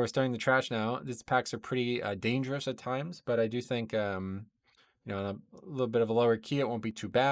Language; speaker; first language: English; native; English